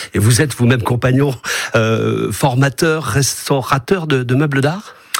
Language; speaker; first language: French; native; French